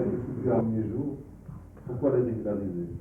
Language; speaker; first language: French; native; French